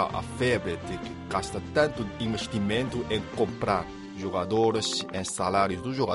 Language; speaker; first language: Portuguese; non-native, fluent; Chinese